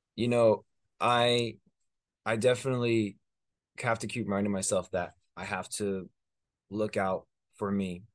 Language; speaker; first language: English; early bilingual, other home language; Spanish